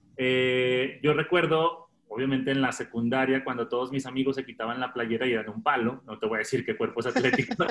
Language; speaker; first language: Spanish; native; Spanish